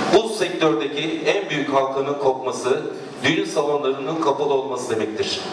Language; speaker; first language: Turkish; native; Turkish